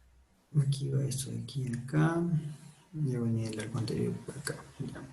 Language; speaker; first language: Spanish; native; Spanish